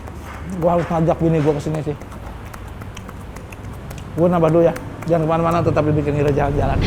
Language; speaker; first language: Indonesian; native; Indonesian